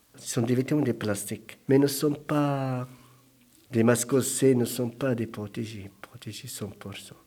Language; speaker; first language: French; non-native, learner; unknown